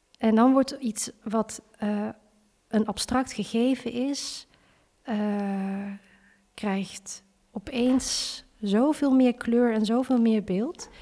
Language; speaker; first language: Dutch; early bilingual, other home language; Vietnamese